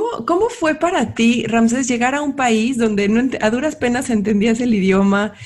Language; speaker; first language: Spanish; native; Spanish